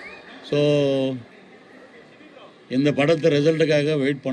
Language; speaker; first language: Tamil; non-native, local second language; Telugu